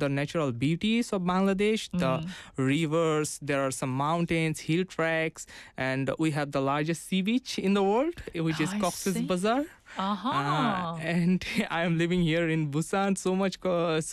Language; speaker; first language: English; non-native, local second language; Bangla